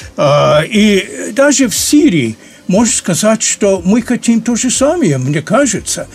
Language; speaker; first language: Russian; non-native, fluent; English